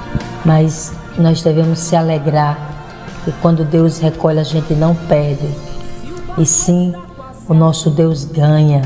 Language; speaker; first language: Portuguese; native; Portuguese